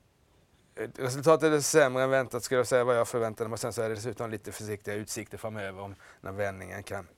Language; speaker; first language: Swedish; native; Swedish